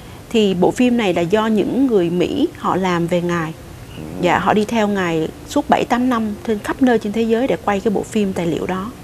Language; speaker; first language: Vietnamese; native; Vietnamese